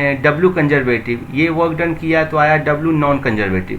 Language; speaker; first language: Hindi; native; Hindi